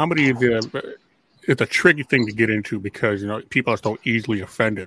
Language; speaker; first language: English; native; English